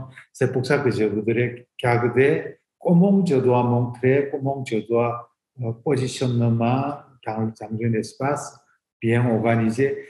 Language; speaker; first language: French; non-native, fluent; Korean